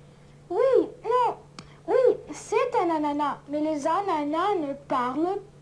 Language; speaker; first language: French; non-native, learner; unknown